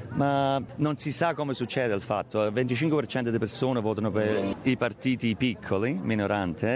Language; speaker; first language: Italian; early bilingual, heritage; Italian